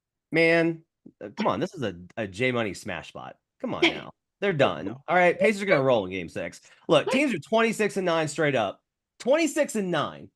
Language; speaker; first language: English; native; English